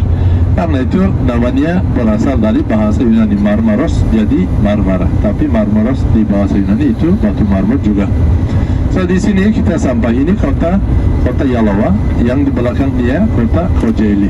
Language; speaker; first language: Indonesian; non-native, learner; Turkish